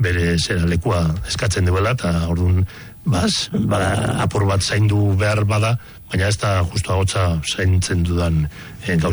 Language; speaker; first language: Basque; non-native, local second language; Spanish